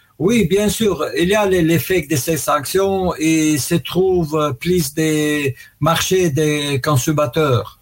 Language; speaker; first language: French; non-native, fluent; Russian